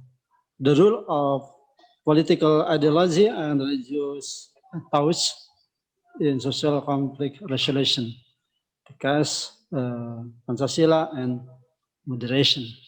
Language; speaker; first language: English; non-native, local second language; Indonesian